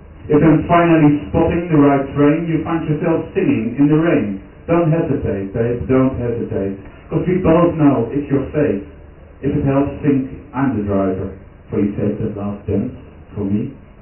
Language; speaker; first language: English; non-native, fluent; Dutch